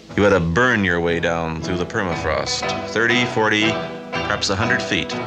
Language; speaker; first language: English; native; English